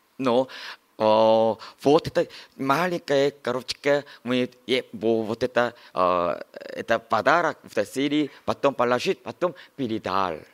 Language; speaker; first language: Russian; non-native, learner; Korean